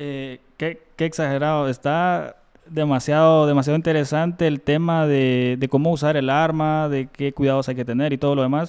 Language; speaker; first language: Spanish; native; Spanish